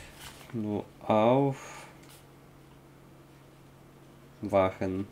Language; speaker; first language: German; non-native, learner; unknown